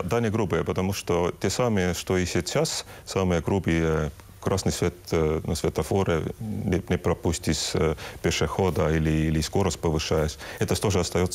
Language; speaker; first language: Russian; non-native, local second language; Estonian